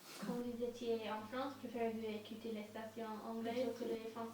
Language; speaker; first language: French; non-native, learner; English